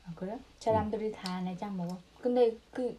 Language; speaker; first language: Korean; non-native, learner; Vietnamese